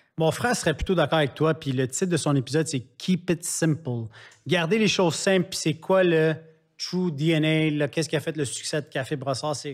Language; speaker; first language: French; native; French